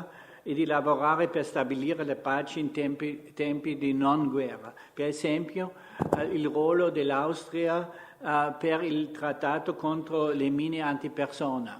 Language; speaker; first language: Italian; non-native, fluent; German